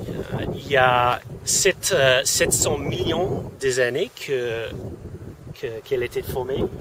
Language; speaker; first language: French; non-native, fluent; English